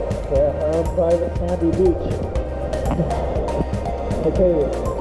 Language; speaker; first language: English; native; English